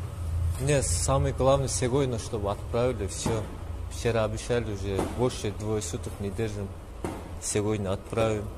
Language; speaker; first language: Russian; non-native, local second language; Kyrgyz